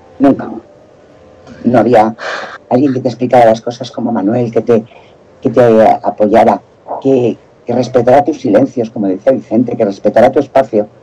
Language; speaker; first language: Spanish; native; Spanish